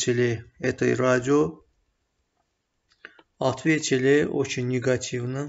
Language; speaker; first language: Russian; non-native, fluent; Azerbaijani